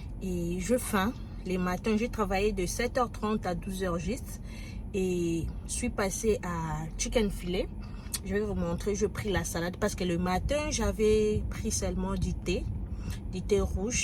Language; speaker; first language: French; non-native, local second language; Lingala